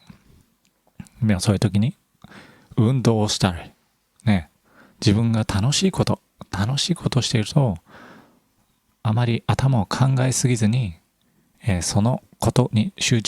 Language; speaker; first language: Japanese; native; Japanese